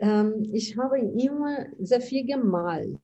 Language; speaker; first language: German; non-native, fluent; Portuguese